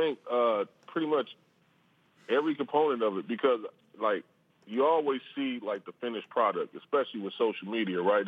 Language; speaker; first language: English; native; English